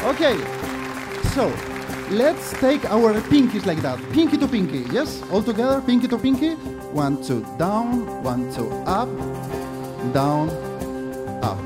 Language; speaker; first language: English; non-native, fluent; Spanish